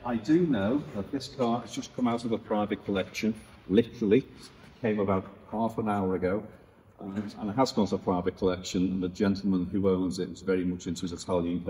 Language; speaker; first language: English; native; English